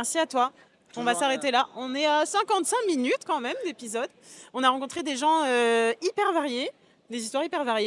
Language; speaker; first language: French; native; French